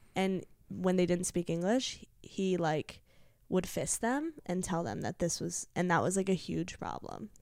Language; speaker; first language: English; native; English